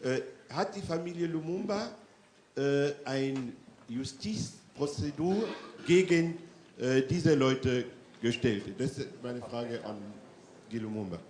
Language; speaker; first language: German; non-native, fluent; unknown